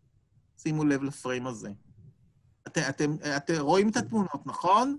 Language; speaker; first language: Hebrew; native; Hebrew